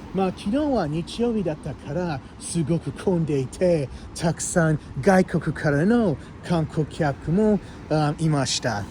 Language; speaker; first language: Japanese; non-native, learner; English